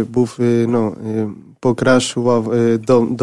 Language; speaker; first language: Ukrainian; non-native, learner; Spanish